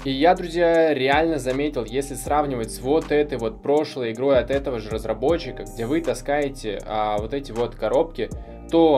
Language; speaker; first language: Russian; native; Russian